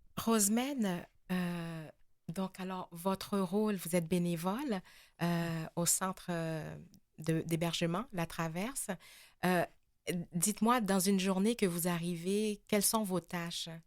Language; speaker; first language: French; native; French